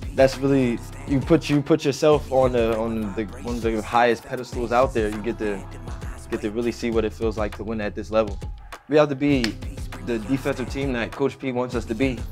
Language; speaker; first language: English; native; English